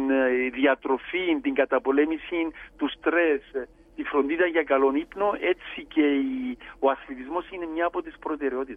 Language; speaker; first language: Greek; native; Greek